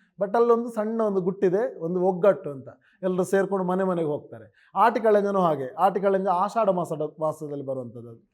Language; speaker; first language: Kannada; non-native, local second language; Tulu